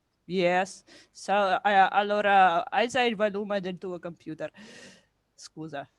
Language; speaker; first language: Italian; non-native, learner; Russian